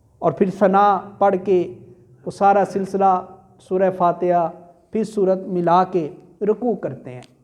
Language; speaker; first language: Urdu; non-native, local second language; Punjabi